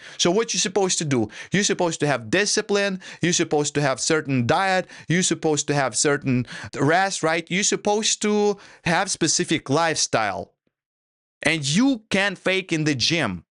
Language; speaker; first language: English; non-native, fluent; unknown